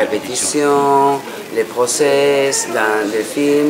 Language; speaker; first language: French; non-native, fluent; Spanish